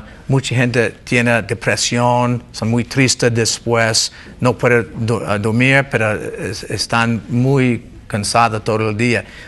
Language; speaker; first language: Spanish; non-native, learner; English